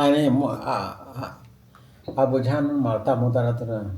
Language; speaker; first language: Korean; non-native, learner; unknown